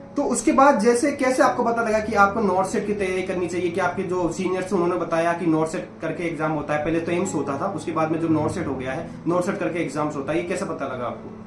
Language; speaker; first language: Hindi; native; Hindi